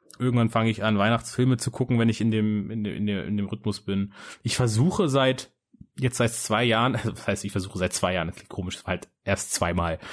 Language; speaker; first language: German; native; German